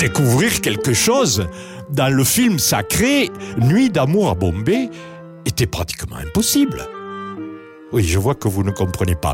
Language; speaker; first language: French; native; French